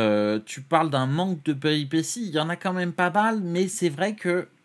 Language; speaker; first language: French; native; French